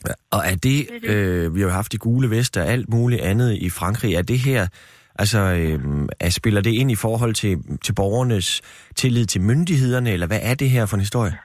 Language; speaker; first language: Danish; native; Danish